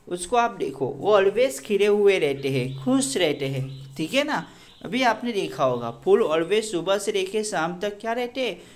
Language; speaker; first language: Hindi; non-native, local second language; Gujarati